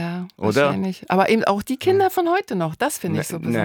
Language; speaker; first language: German; native; German